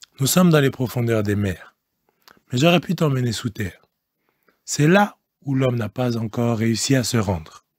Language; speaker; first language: French; non-native, local second language; Lingala